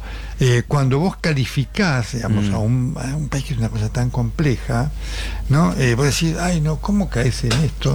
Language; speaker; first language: Spanish; native; Spanish